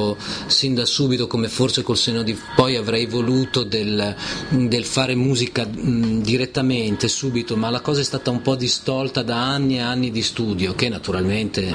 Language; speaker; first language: Italian; native; Italian